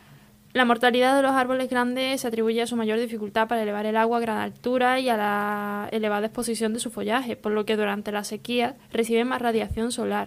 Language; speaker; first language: Spanish; native; Spanish